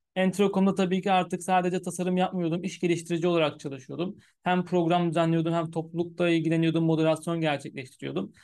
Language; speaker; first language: Turkish; early bilingual, heritage; Turkish